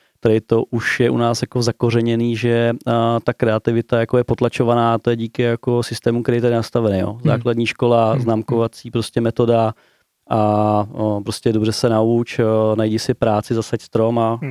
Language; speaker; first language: Czech; native; Czech